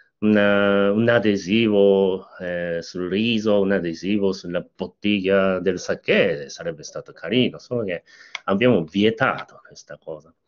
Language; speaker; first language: Italian; non-native, fluent; Japanese